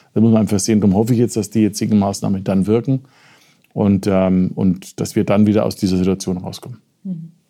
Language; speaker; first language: German; native; German